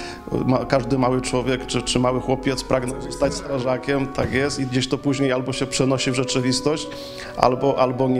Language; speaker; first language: Polish; native; Polish